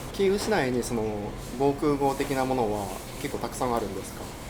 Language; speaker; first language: Japanese; native; Japanese